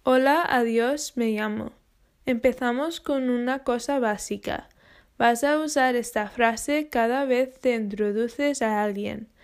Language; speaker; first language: Spanish; non-native, learner; English